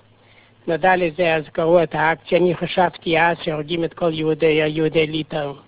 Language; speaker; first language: Hebrew; non-native, fluent; Yiddish